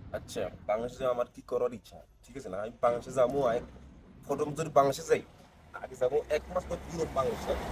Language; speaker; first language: Bangla; non-native, learner; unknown